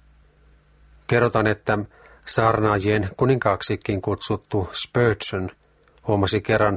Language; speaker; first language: Finnish; native; Finnish